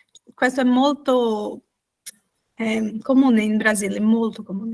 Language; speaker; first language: Italian; non-native, fluent; Portuguese